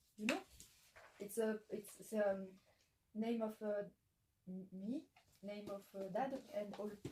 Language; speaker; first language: English; non-native, learner; French